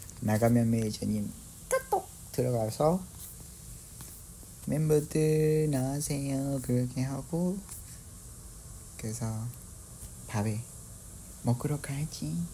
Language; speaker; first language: Korean; non-native, fluent; Vietnamese